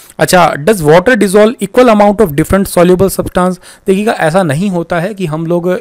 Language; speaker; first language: Hindi; native; Hindi